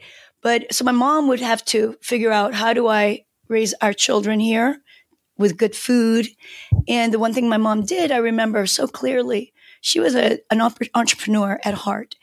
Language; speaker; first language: English; non-native, fluent; Korean